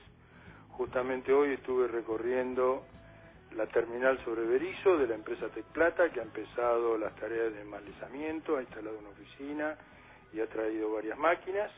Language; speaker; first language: Spanish; native; Spanish